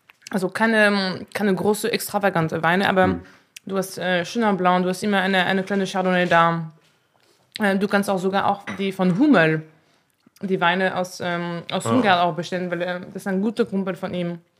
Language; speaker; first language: German; non-native, fluent; French